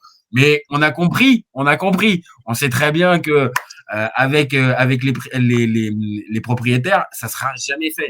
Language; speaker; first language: French; native; French